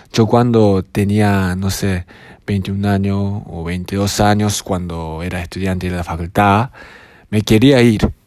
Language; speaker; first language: Spanish; non-native, fluent; Japanese